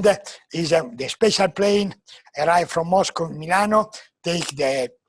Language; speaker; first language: English; non-native, learner; Italian